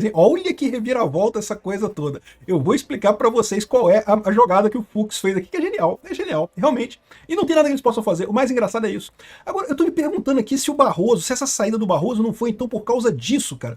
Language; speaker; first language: Portuguese; native; Portuguese